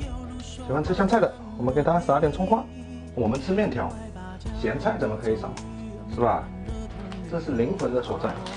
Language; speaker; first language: Chinese; native; Chinese